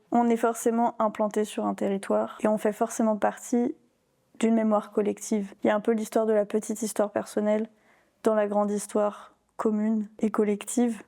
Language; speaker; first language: French; native; French